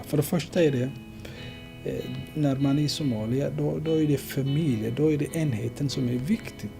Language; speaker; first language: Swedish; non-native, fluent; Somali